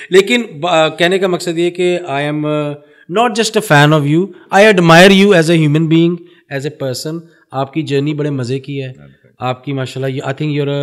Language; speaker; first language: Urdu; early bilingual, heritage; Punjabi